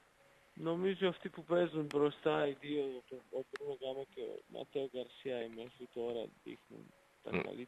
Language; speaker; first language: Greek; non-native, fluent; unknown